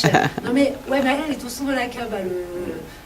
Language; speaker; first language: French; native; French